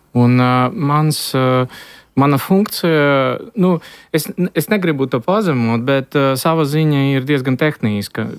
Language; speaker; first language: Latvian; non-native, local second language; Russian